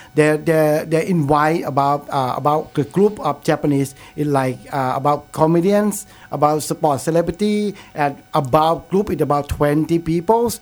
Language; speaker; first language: English; non-native, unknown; Thai